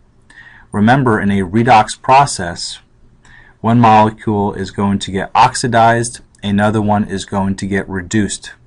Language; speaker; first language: English; native; English